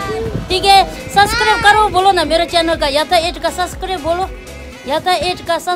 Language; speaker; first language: Hindi; non-native, local second language; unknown